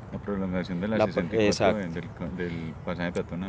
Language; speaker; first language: Spanish; native; Spanish